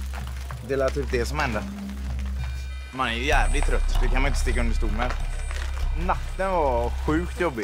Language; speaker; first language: Swedish; native; Swedish